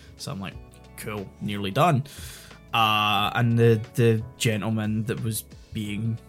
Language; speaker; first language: English; native; English